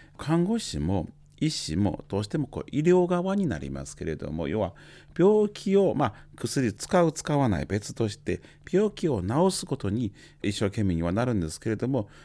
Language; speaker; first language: Japanese; native; Japanese